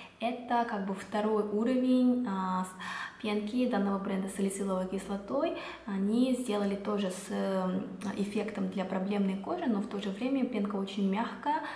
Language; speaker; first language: Russian; non-native, fluent; Korean